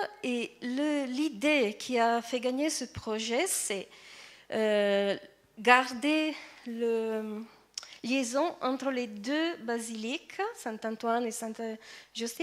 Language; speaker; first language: French; non-native, fluent; Italian